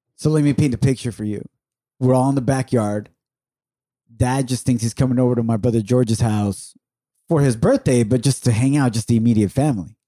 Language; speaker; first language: English; early bilingual, other home language; Spanish